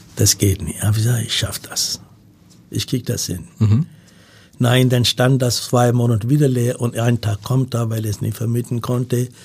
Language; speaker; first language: German; non-native, learner; Punjabi